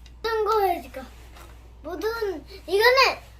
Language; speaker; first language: Korean; early bilingual, other home language; Telugu